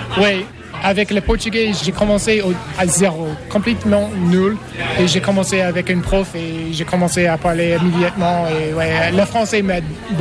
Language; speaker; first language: French; non-native, learner; English